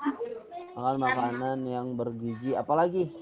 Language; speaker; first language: Indonesian; native; Indonesian